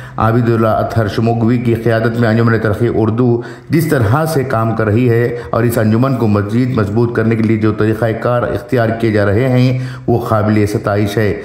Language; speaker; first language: Urdu; native; Urdu